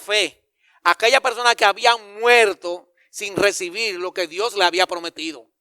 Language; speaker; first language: Spanish; native; Spanish